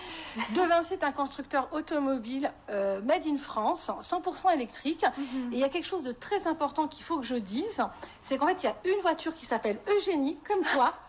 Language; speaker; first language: French; native; French